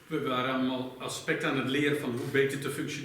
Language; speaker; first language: Dutch; native; Dutch